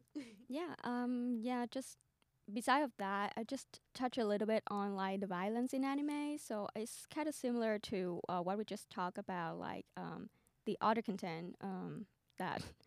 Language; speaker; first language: English; non-native, fluent; Vietnamese